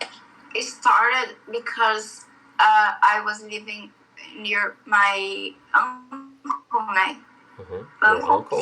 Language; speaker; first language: English; non-native, learner; Portuguese